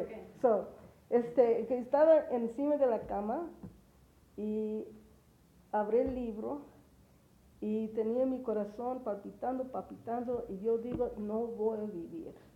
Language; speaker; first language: Spanish; early bilingual, heritage; English